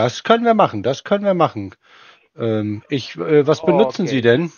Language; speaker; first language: German; native; German